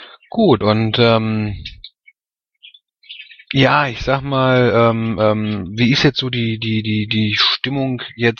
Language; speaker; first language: German; native; German